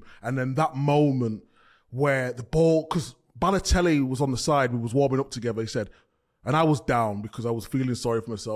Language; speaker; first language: English; native; English